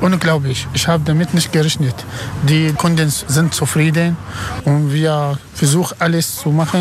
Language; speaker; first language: German; non-native, learner; Arabic